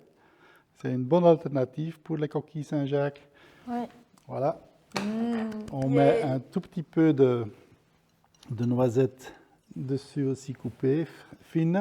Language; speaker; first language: French; non-native, local second language; Dutch